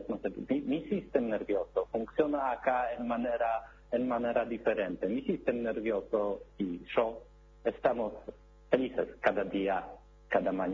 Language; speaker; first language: Spanish; non-native, learner; Polish